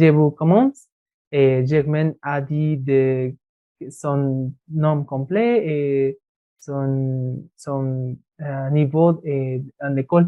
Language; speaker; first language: French; non-native, learner; Spanish